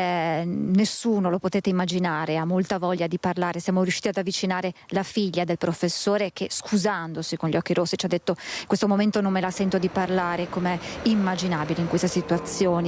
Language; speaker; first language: Italian; native; Italian